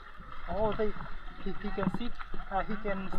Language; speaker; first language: English; non-native, learner; Vietnamese